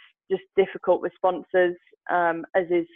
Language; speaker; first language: English; native; English